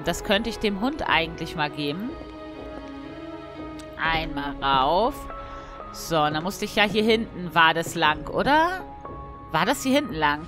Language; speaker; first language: German; native; German